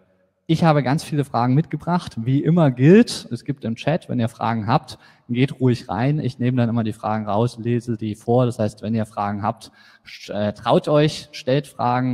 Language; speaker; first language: German; native; German